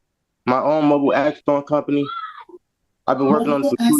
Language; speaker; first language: English; native; English